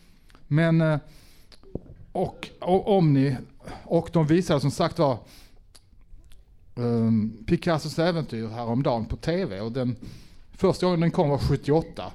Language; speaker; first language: Swedish; native; Swedish